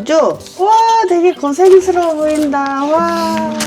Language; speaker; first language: Korean; native; Korean